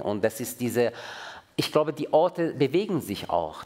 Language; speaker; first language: German; non-native, fluent; Persian